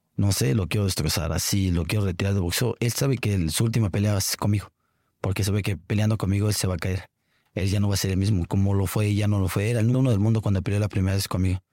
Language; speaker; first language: Spanish; native; Spanish